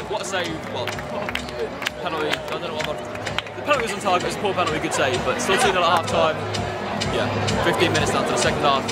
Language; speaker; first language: English; native; English